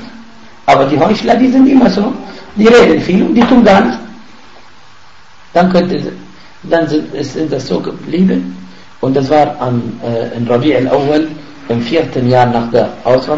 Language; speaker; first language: German; non-native, fluent; Arabic